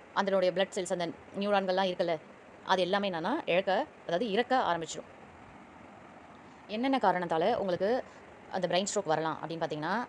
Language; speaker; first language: Tamil; native; Tamil